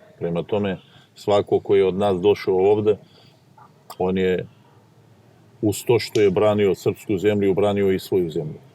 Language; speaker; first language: Serbian; non-native, fluent; Ossetic